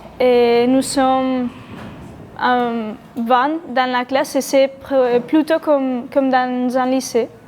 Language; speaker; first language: French; non-native, learner; Spanish